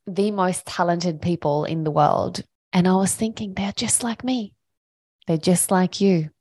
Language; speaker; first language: English; non-native, fluent; Swedish